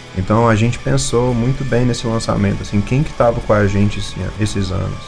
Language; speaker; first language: Portuguese; early bilingual, heritage; Portuguese